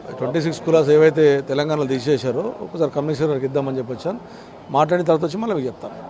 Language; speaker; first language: Telugu; native; Telugu